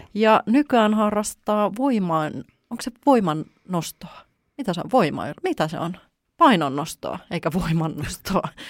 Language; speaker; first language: Finnish; native; Finnish